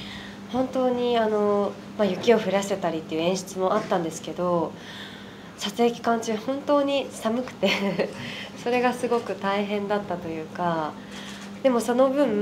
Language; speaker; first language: Japanese; native; Japanese